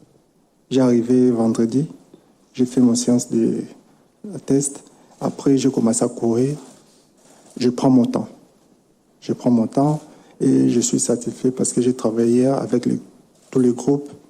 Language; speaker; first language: French; non-native, local second language; Lingala